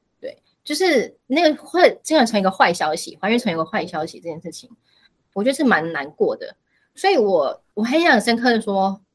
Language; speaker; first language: Chinese; native; Chinese